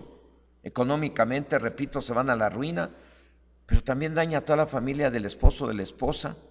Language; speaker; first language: Spanish; native; Spanish